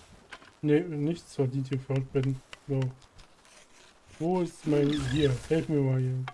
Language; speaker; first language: German; native; German